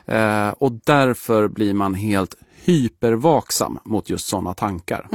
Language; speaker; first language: Swedish; native; Swedish